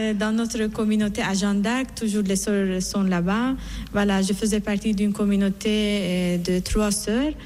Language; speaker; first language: French; non-native, fluent; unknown